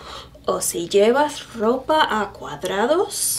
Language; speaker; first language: Spanish; non-native, fluent; English